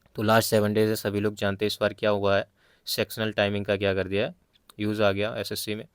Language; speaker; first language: Hindi; native; Hindi